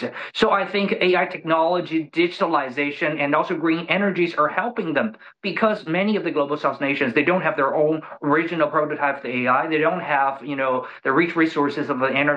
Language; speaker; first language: English; non-native, fluent; Chinese